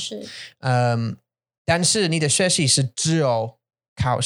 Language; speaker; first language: Chinese; non-native, learner; English